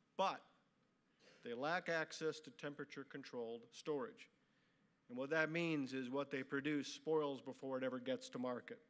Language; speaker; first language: English; native; English